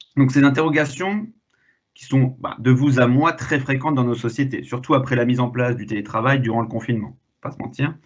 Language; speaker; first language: French; native; French